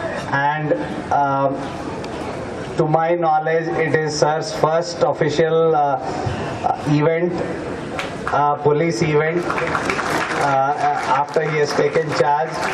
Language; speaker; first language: English; non-native, local second language; Telugu